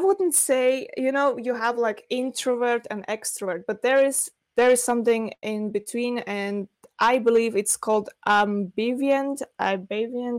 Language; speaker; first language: English; non-native, fluent; Russian